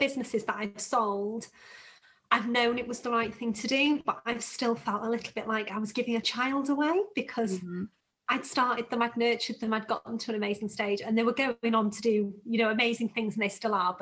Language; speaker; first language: English; native; English